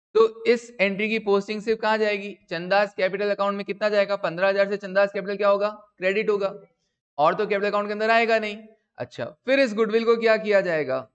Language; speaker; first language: Hindi; native; Hindi